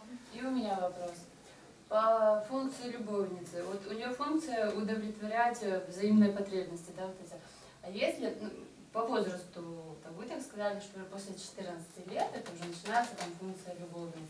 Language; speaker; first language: Russian; native; Russian